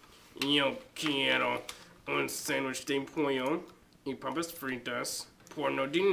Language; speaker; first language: Spanish; non-native, learner; English